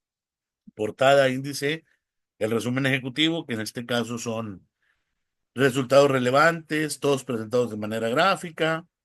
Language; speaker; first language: Spanish; native; Spanish